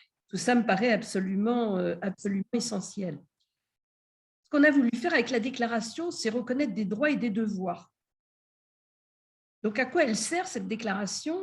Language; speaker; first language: French; native; French